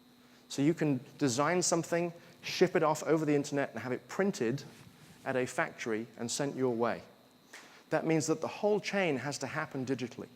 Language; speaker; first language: English; native; English